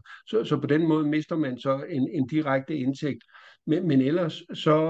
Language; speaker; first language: Danish; native; Danish